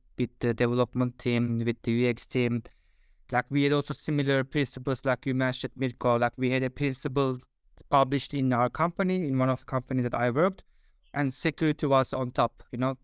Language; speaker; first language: English; non-native, fluent; Turkish